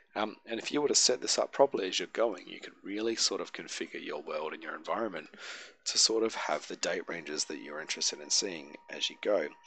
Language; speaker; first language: English; native; English